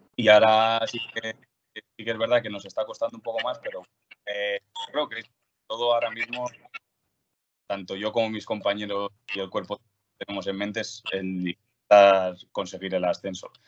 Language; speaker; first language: Spanish; native; Spanish